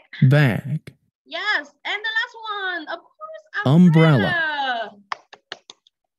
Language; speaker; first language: English; non-native, learner; Vietnamese